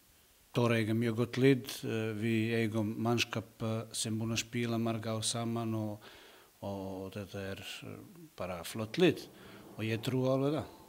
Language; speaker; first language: Icelandic; non-native, learner; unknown